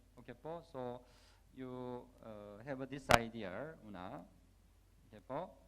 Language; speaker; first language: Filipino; non-native, learner; Korean